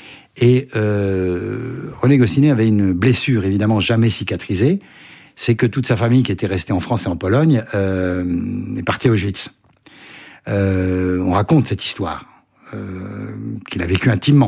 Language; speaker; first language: French; native; French